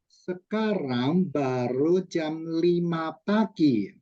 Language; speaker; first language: Indonesian; non-native, fluent; Chinese